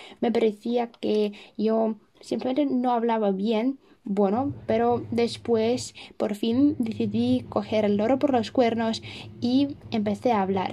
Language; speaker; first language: Spanish; non-native, fluent; Russian